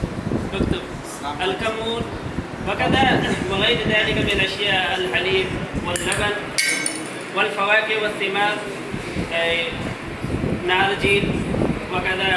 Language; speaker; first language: Arabic; non-native, learner; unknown